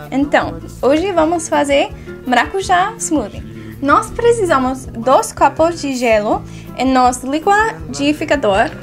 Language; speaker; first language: Portuguese; non-native, learner; English